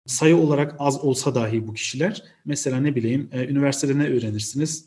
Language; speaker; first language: Turkish; early bilingual, heritage; Turkish